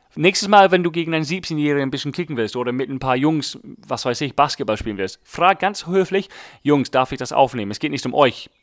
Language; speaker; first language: German; non-native, fluent; English